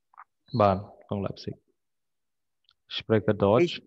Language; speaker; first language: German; non-native, fluent; Khmer